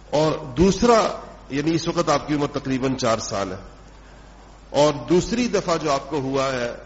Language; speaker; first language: Urdu; non-native, local second language; Pashto